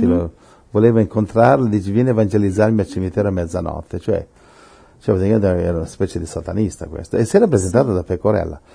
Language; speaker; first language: Italian; non-native, fluent; Spanish